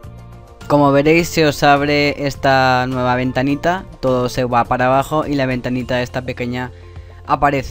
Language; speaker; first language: Spanish; native; Spanish